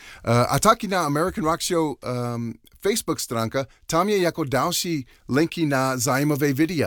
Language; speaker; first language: Czech; non-native, learner; English